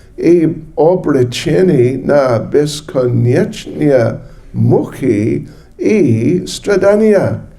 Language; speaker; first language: Russian; non-native, learner; English